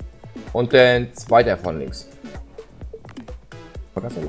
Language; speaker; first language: German; native; German